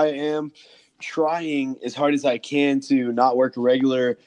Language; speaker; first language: English; native; English